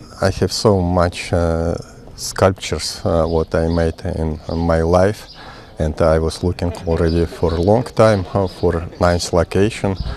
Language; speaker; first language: English; non-native, learner; Russian